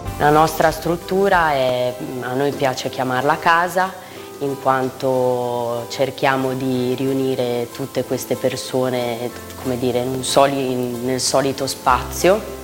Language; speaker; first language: Italian; native; Italian